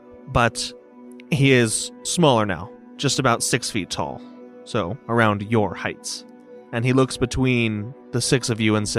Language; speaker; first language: English; native; English